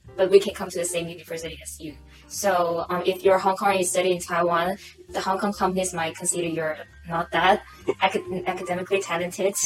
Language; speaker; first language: English; non-native, local second language; Cantonese